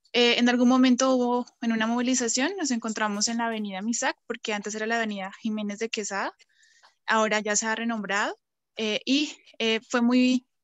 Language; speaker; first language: Spanish; native; Spanish